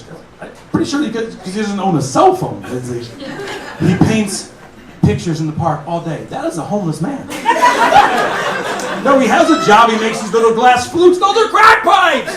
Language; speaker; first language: English; native; English